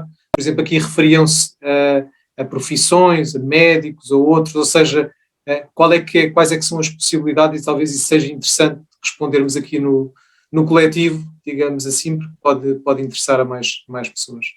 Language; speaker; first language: Portuguese; native; Portuguese